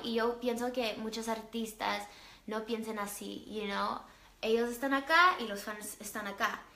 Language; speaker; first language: Spanish; early bilingual, other home language; English